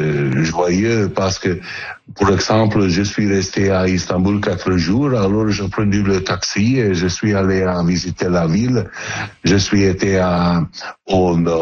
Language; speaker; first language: French; non-native, learner; Italian